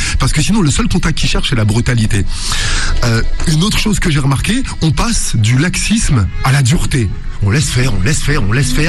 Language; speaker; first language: French; native; French